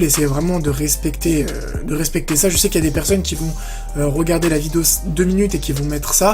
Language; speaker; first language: French; native; French